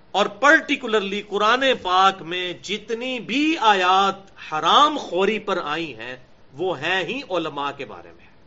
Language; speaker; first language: Urdu; non-native, local second language; Punjabi